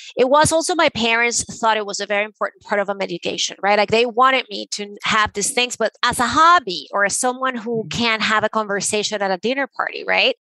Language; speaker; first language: English; non-native, fluent; Spanish